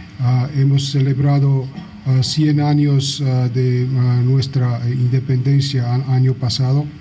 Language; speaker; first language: Spanish; non-native, fluent; Georgian